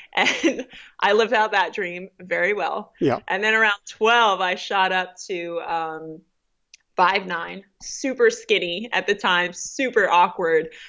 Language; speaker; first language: English; native; English